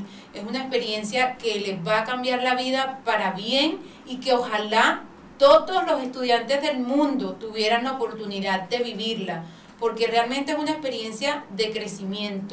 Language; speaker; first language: Spanish; native; Spanish